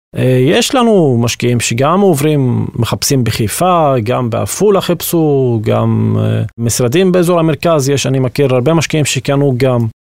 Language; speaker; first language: Hebrew; non-native, local second language; Arabic